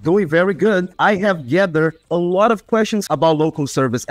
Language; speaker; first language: English; non-native, fluent; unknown